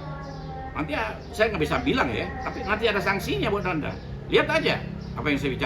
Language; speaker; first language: Indonesian; native; Indonesian